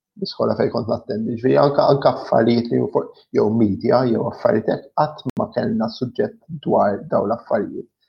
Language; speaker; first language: Maltese; early bilingual, other home language; English